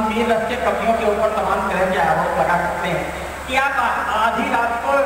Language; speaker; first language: Hindi; native; Hindi